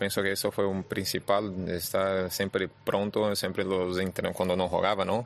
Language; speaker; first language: Spanish; non-native, fluent; Portuguese